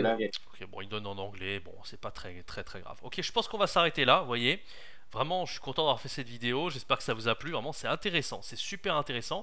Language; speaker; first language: French; native; French